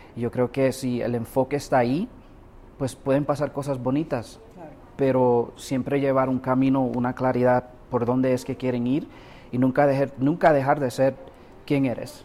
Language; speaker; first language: Spanish; early bilingual, heritage; Spanish